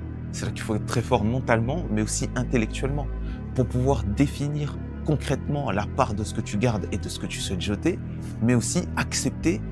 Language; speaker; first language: French; native; French